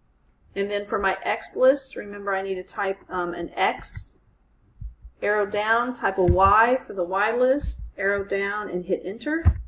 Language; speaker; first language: English; native; English